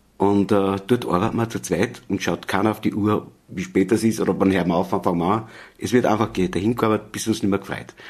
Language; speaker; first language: German; native; German